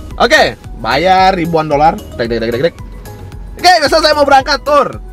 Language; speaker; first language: Indonesian; non-native, fluent; Russian